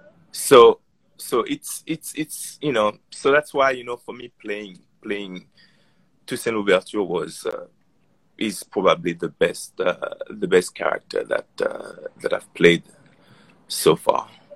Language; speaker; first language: English; non-native, fluent; Haitian Creole